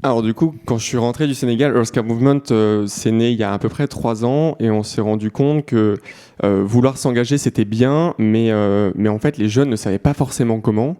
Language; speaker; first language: French; native; French